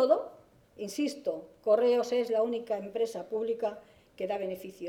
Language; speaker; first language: Spanish; native; Spanish